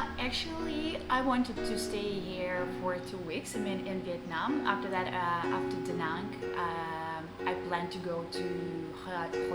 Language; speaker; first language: English; non-native, learner; Russian